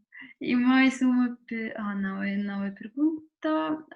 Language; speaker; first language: Portuguese; non-native, fluent; Russian